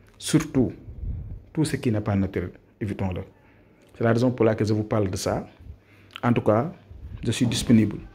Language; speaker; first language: French; non-native, local second language; Wolof